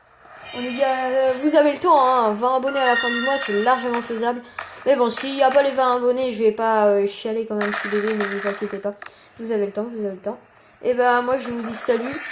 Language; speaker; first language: French; native; French